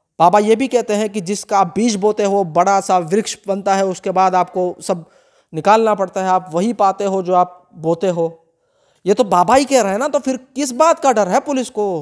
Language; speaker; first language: Hindi; non-native, local second language; Gujarati